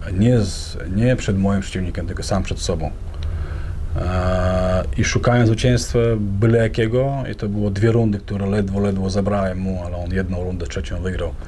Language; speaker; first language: Polish; non-native, fluent; Chechen